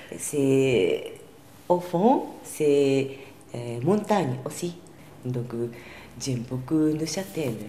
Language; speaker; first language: French; non-native, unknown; Japanese